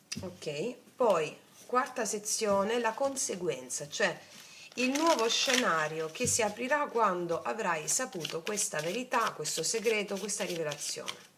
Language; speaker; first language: Italian; native; Italian